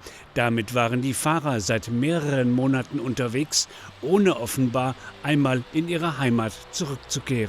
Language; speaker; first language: German; native; German